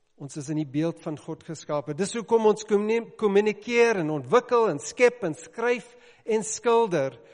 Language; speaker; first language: Afrikaans; non-native, local second language; English